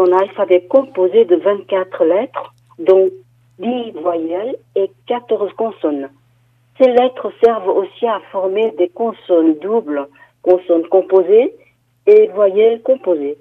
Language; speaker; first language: French; non-native, fluent; Korean